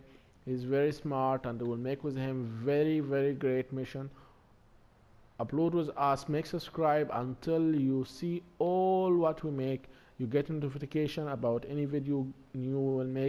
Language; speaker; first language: English; non-native, learner; Arabic